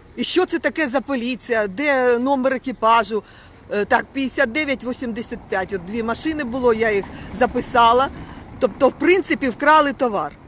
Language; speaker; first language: Ukrainian; native; Ukrainian